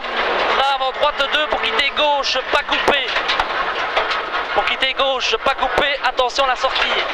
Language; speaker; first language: French; native; French